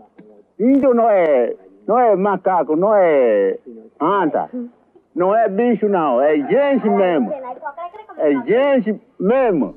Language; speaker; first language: Portuguese; non-native, local second language; Kayapó